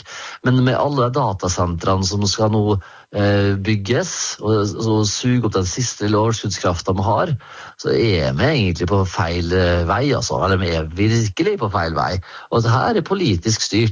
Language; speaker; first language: Norwegian; native; Norwegian